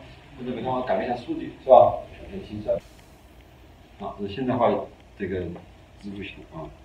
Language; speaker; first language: Chinese; native; Chinese